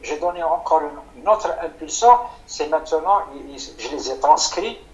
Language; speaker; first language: French; non-native, local second language; Arabic